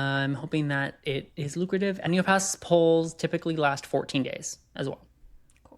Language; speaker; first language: English; native; English